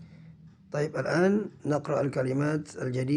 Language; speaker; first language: Arabic; non-native, fluent; Indonesian